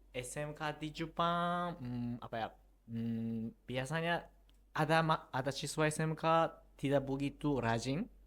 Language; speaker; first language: Indonesian; non-native, learner; Japanese